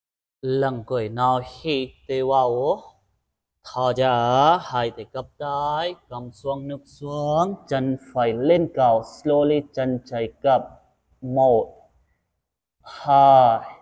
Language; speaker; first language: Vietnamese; non-native, learner; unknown